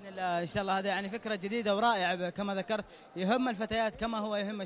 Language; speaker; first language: Arabic; native; Arabic